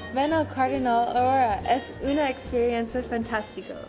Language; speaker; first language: Spanish; non-native, learner; English